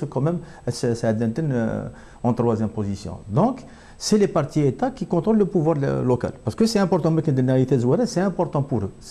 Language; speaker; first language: French; non-native, local second language; Kabyle